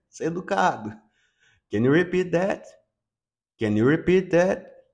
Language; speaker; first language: English; non-native, fluent; Portuguese